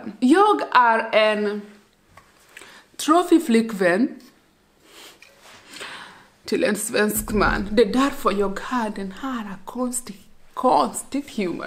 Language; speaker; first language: Swedish; non-native, learner; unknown